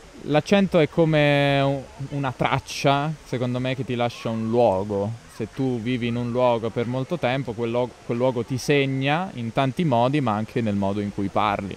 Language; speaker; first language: Italian; native; Italian